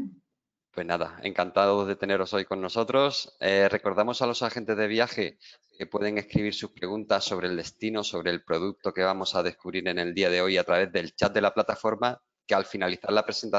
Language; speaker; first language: Spanish; native; Spanish